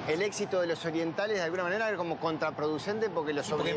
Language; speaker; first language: Spanish; native; Spanish